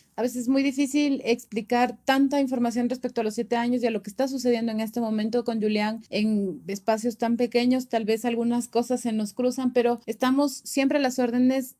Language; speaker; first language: Spanish; native; Spanish